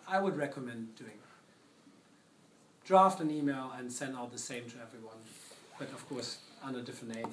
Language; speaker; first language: English; non-native, fluent; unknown